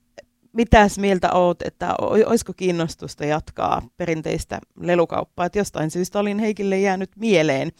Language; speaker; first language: Finnish; native; Finnish